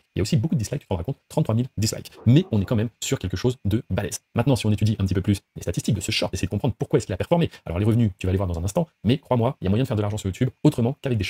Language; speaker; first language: French; native; French